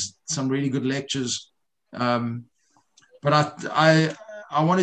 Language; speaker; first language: English; native; English